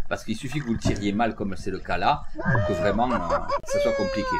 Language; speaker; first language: French; native; French